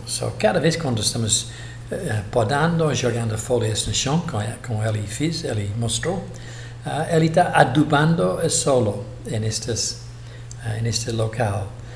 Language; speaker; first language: Portuguese; non-native, fluent; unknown